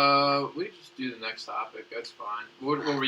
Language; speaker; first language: English; native; English